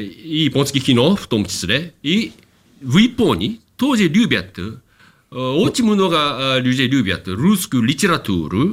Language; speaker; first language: Russian; non-native, fluent; Japanese